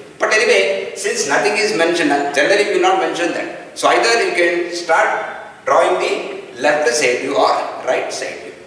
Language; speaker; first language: English; non-native, local second language; Kannada